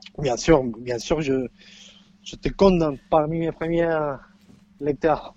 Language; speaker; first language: French; non-native, fluent; Spanish